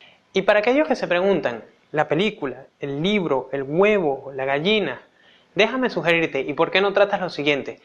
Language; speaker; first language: Spanish; native; Spanish